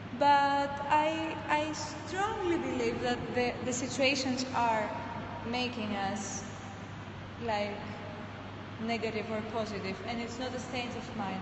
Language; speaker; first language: English; non-native, fluent; Greek